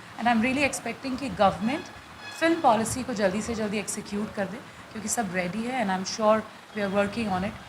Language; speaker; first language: Hindi; non-native, local second language; Bhojpuri